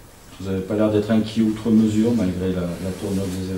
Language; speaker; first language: French; native; French